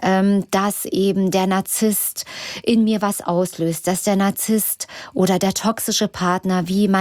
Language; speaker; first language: German; native; German